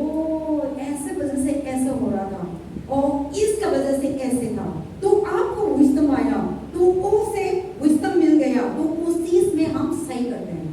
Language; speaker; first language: Hindi; non-native, local second language; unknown